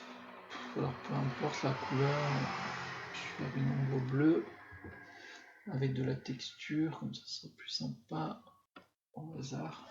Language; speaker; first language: French; native; French